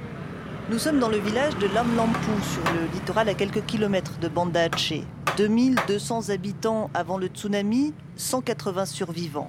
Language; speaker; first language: French; native; French